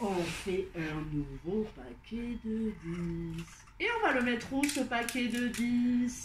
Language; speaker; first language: French; native; French